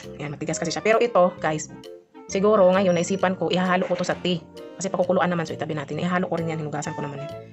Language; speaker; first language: Filipino; non-native, local second language; Cebuano